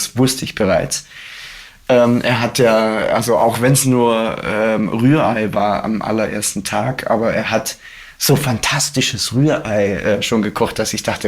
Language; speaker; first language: German; native; German